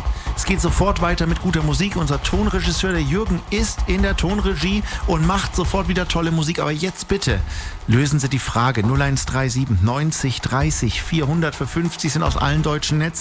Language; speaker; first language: German; native; German